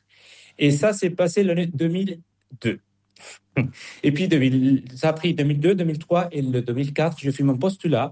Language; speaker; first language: French; non-native, fluent; Spanish